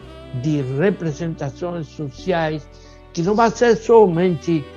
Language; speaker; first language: Portuguese; non-native, fluent; Spanish